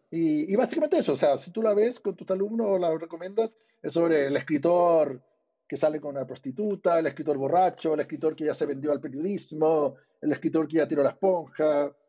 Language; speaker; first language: Spanish; early bilingual, other home language; English